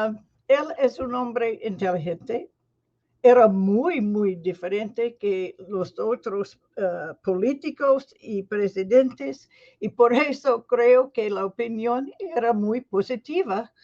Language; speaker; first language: Spanish; non-native, fluent; English